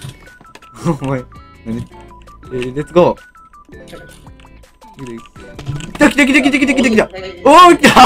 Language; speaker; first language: Japanese; native; Japanese